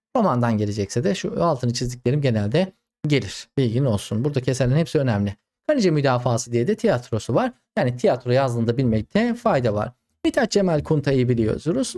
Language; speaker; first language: Turkish; native; Turkish